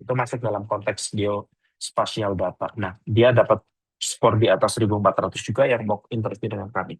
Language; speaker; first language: Indonesian; native; Indonesian